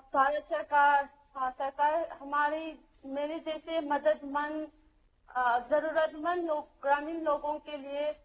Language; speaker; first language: Hindi; non-native, local second language; Manipuri